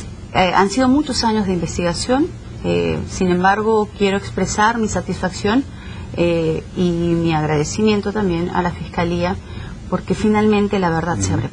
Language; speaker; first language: Spanish; native; Spanish